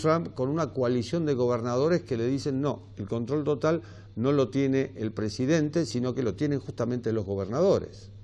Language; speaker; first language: Spanish; native; Spanish